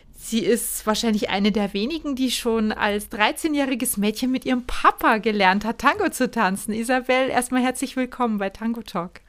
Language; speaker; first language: German; native; German